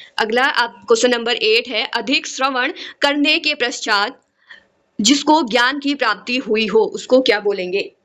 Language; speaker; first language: Hindi; native; Hindi